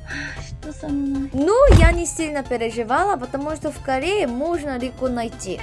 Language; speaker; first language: Russian; non-native, fluent; Korean